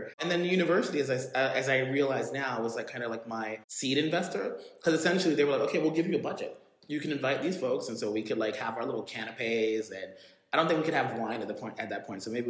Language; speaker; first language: English; native; English